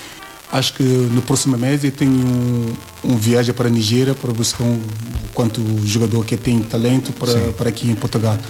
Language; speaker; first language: Portuguese; non-native, learner; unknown